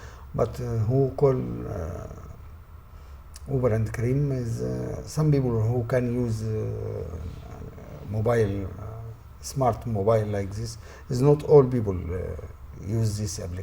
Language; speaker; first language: English; non-native, learner; Arabic